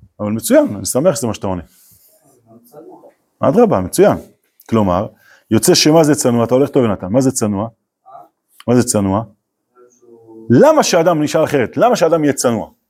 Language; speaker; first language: Hebrew; native; Hebrew